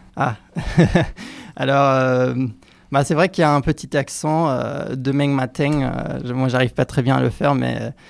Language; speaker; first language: French; non-native, fluent; German